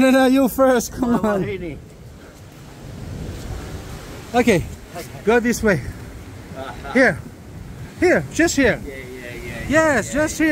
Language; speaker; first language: English; non-native, fluent; French